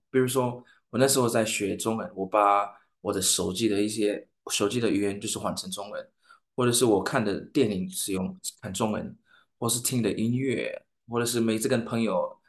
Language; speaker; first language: Chinese; non-native, fluent; English